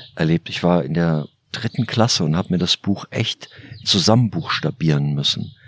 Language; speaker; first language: German; native; German